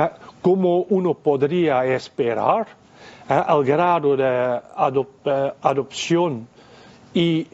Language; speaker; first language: Spanish; non-native, fluent; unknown